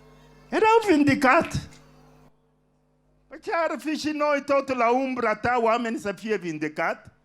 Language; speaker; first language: Romanian; non-native, fluent; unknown